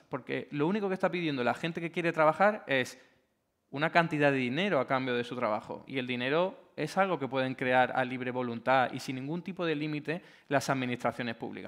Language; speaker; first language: Spanish; native; Spanish